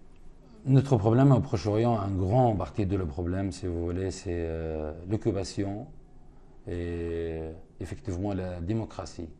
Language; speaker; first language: French; non-native, fluent; Arabic